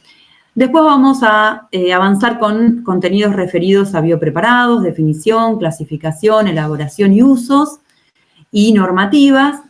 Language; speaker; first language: Spanish; native; Spanish